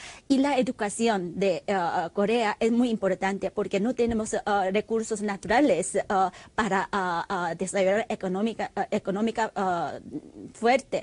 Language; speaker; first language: Spanish; non-native, fluent; Korean